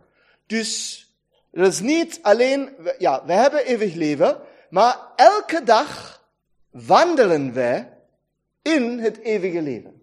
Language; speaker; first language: Dutch; non-native, fluent; German